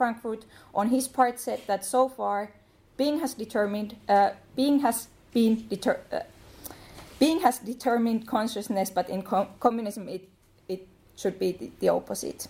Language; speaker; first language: English; non-native, fluent; Finnish